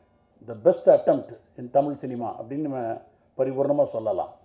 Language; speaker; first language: Tamil; native; Tamil